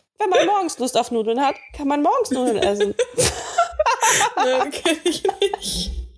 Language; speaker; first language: German; early bilingual, other home language; Russian